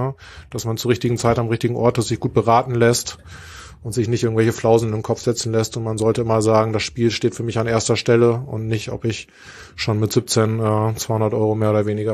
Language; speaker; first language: German; native; German